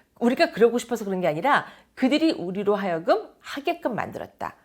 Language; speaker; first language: Korean; native; Korean